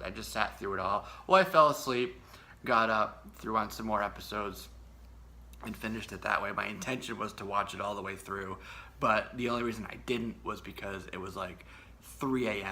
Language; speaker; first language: English; native; English